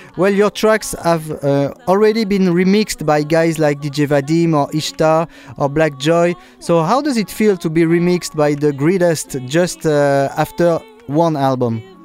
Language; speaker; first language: English; non-native, fluent; French